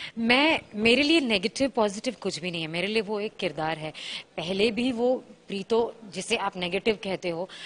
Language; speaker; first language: Hindi; native; Hindi